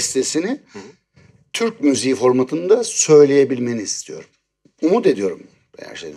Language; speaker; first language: Turkish; native; Turkish